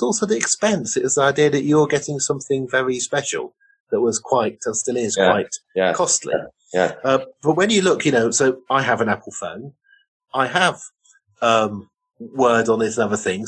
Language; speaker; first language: English; native; English